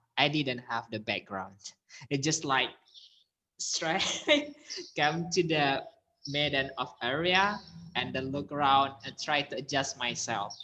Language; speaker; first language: English; non-native, learner; Indonesian